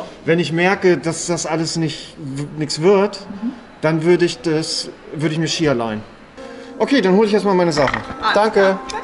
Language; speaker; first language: German; native; German